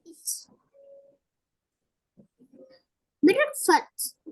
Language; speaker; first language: English; non-native, learner; Vietnamese